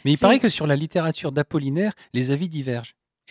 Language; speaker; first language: French; native; French